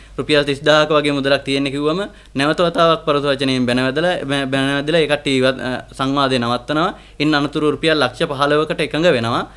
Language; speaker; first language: Sinhala; native; Sinhala